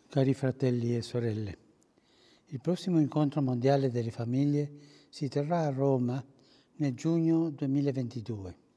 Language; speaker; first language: Italian; early bilingual, heritage; Italian